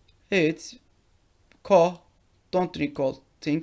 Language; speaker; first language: English; non-native, fluent; Turkish